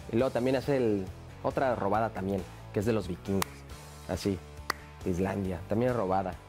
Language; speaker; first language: Spanish; early bilingual, heritage; Spanish